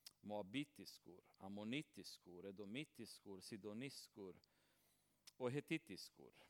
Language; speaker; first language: Swedish; non-native, fluent; Romanian